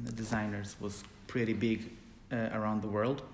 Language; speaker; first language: English; non-native, fluent; Polish